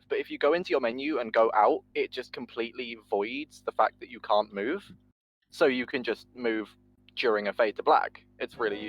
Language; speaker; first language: English; native; English